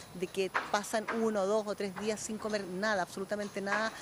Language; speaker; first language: Spanish; native; Spanish